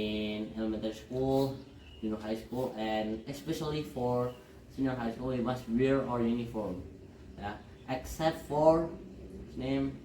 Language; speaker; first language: English; non-native, learner; Indonesian